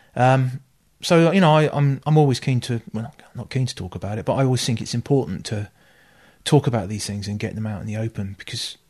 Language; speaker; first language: English; native; English